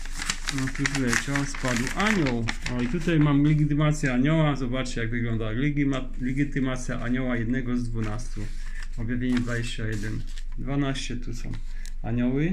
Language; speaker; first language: Polish; native; Polish